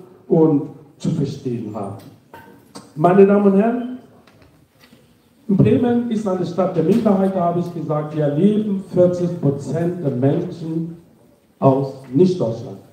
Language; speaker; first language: German; non-native, fluent; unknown